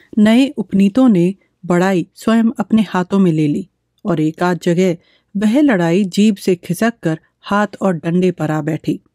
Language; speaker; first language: Hindi; native; Hindi